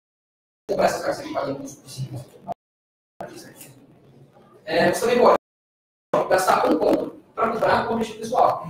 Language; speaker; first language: Portuguese; native; Portuguese